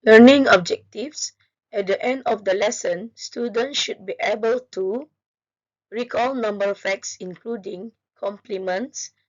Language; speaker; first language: English; non-native, local second language; Malay